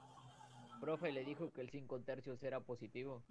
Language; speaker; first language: Spanish; native; Spanish